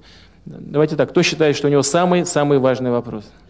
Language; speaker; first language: Russian; native; Russian